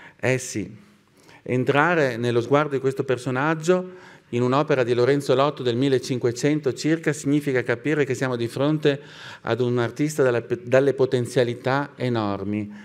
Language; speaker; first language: Italian; native; Italian